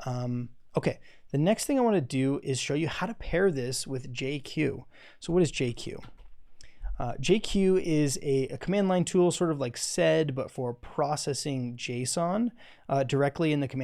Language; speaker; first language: English; native; English